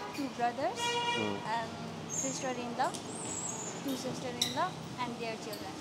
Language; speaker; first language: English; non-native, local second language; Nepali